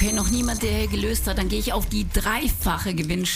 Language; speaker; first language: German; native; German